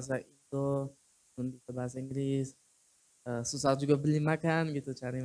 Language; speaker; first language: Indonesian; non-native, fluent; Uzbek